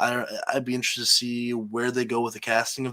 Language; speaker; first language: English; native; English